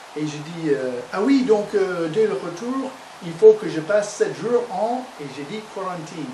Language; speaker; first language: French; non-native, fluent; English